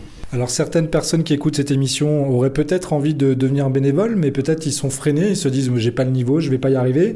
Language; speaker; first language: French; native; French